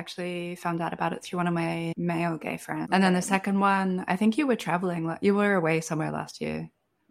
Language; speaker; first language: English; native; English